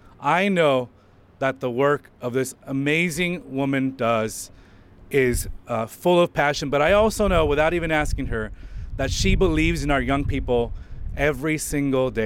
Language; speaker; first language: English; early bilingual, other home language; Spanish